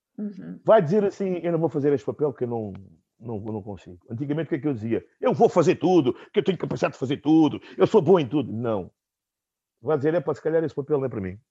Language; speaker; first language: Portuguese; non-native, local second language; Upper Guinea Crioulo